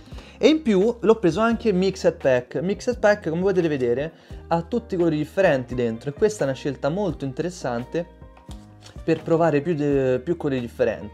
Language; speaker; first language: Italian; native; Italian